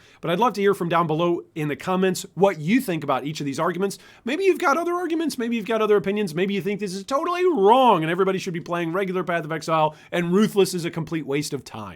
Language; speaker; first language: English; native; English